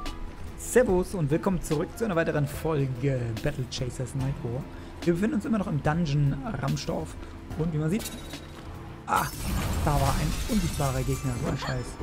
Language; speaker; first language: German; native; German